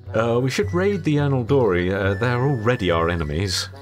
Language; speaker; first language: English; native; English